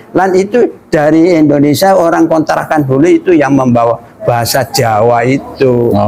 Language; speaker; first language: Indonesian; non-native, fluent; Javanese